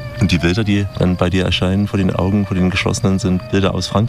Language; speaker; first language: German; native; German